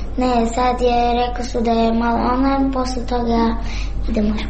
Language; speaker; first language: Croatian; non-native, learner; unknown